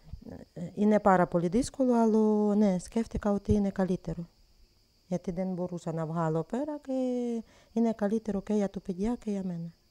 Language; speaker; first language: Greek; non-native, learner; Ukrainian